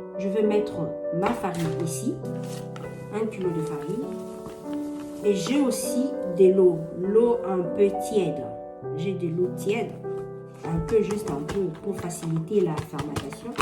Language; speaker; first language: French; non-native, local second language; Lingala